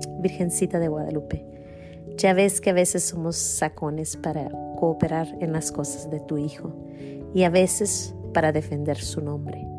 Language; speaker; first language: Spanish; native; Spanish